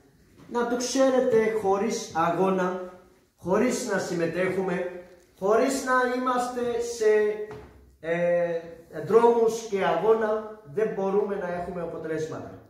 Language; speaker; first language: Greek; non-native, fluent; Urdu